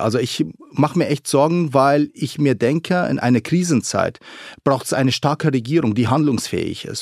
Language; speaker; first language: German; early bilingual, other home language; Arabic